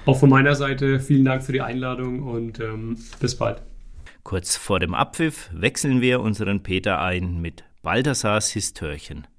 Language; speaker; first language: German; native; German